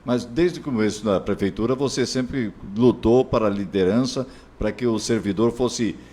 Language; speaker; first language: Portuguese; native; Portuguese